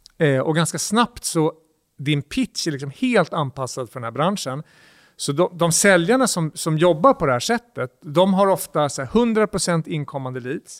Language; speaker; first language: Swedish; native; Swedish